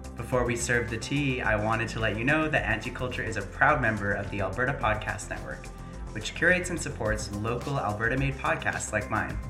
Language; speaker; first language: English; native; English